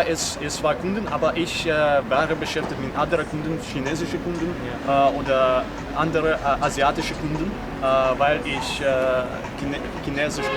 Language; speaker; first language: German; non-native, learner; Ukrainian